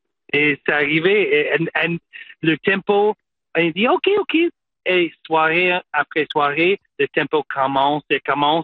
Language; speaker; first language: French; non-native, fluent; English